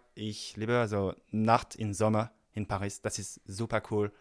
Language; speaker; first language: German; non-native, fluent; French